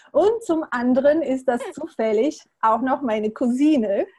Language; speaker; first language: German; non-native, fluent; Bulgarian